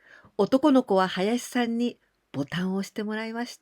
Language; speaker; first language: Japanese; non-native, fluent; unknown